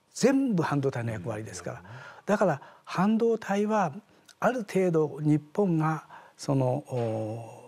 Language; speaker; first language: Japanese; native; Japanese